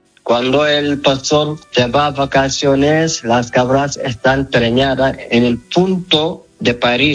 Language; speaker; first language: Spanish; non-native, learner; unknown